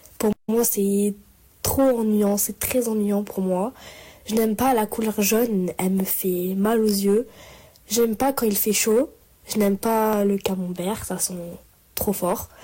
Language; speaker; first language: French; native; French